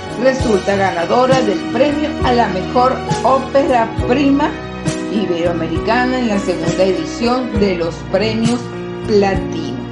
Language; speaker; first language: Spanish; native; Spanish